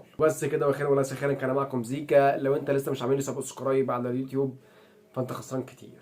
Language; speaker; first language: Arabic; native; Arabic